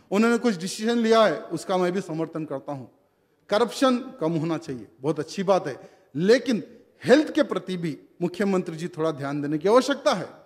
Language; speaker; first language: Hindi; non-native, local second language; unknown